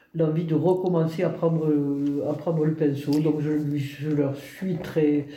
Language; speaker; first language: French; native; French